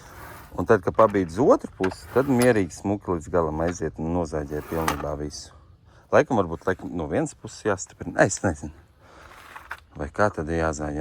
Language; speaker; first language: Latvian; native; Latvian